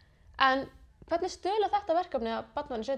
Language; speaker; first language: Icelandic; native; Icelandic